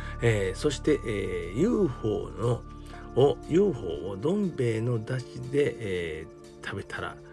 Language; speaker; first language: Japanese; native; Japanese